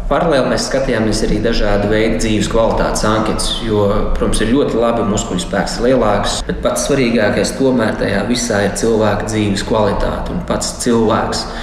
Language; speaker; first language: Latvian; native; Latvian